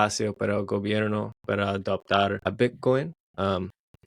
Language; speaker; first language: Spanish; non-native, learner; English